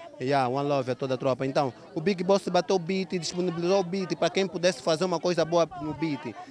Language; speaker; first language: Portuguese; native; Portuguese